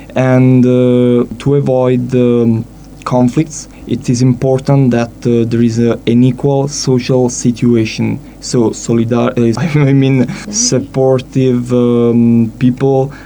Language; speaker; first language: English; non-native, fluent; Italian